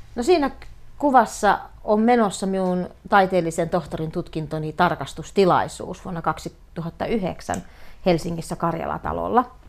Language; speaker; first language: Finnish; native; Finnish